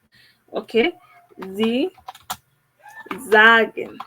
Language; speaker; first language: German; non-native, fluent; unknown